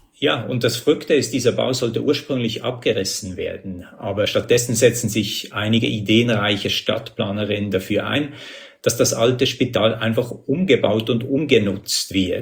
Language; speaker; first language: German; native; German